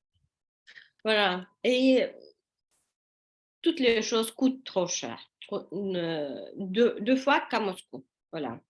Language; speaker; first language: French; non-native, learner; Russian